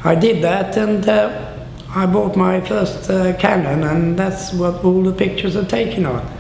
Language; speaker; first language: English; non-native, fluent; Swedish